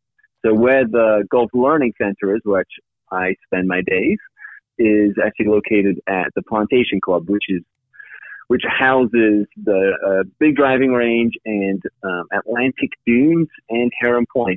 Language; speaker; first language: English; native; English